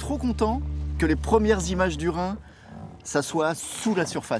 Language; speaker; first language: French; native; French